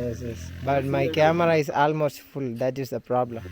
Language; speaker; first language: English; non-native, learner; Malayalam